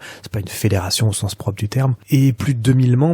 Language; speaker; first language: French; native; French